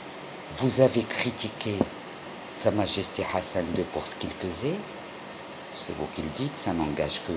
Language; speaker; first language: French; non-native, local second language; Arabic